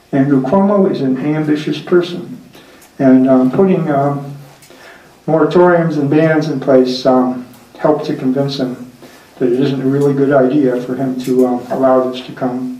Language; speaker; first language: English; native; English